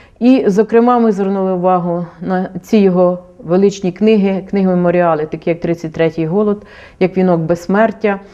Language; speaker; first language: Ukrainian; native; Ukrainian